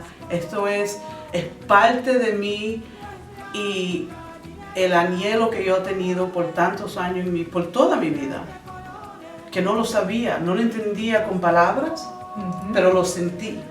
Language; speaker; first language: Spanish; early bilingual, other home language; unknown